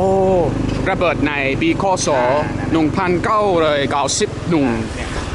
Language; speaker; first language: Thai; non-native, learner; English